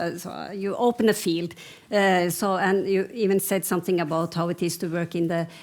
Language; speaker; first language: English; non-native, fluent; Norwegian